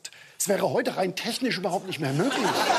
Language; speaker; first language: German; native; German